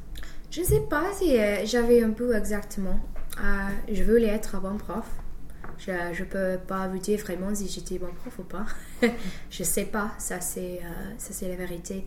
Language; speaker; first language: French; non-native, fluent; English